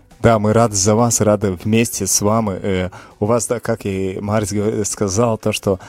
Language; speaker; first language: Russian; non-native, fluent; Latvian